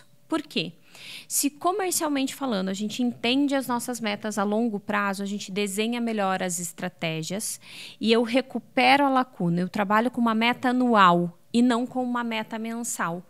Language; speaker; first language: Portuguese; native; Portuguese